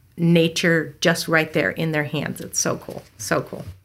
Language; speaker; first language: English; native; English